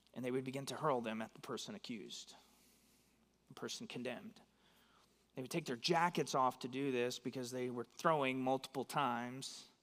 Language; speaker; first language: English; native; English